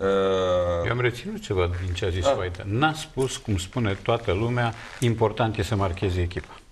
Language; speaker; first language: Romanian; native; Romanian